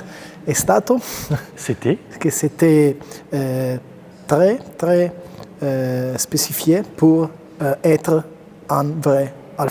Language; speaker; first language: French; non-native, learner; Italian